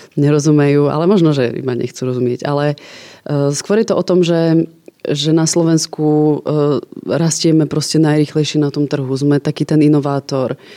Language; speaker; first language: Slovak; native; Slovak